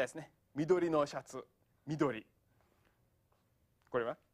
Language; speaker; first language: Japanese; non-native, fluent; English